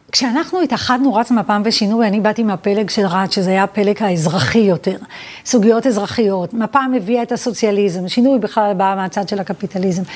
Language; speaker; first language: Hebrew; early bilingual, other home language; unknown